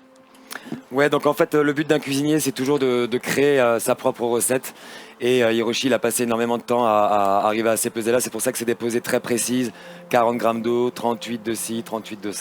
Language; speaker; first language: French; native; French